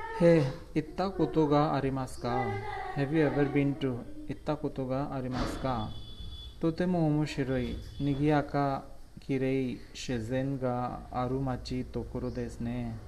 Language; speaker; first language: Japanese; non-native, learner; Hindi